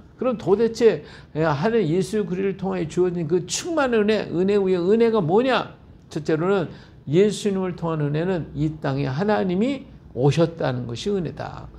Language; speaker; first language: Korean; native; Korean